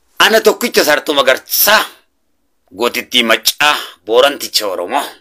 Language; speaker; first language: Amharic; non-native, local second language; Oromo